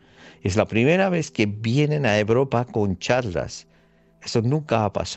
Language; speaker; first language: Spanish; non-native, fluent; Armenian